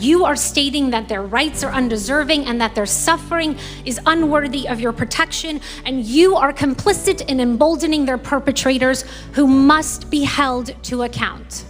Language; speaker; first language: English; early bilingual, other home language; Persian